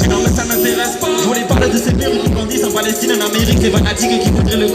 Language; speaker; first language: French; native; French